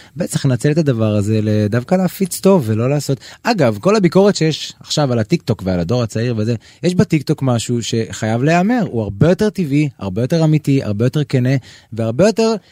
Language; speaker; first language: Hebrew; native; Hebrew